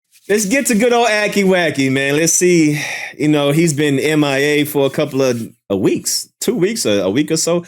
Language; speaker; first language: English; native; English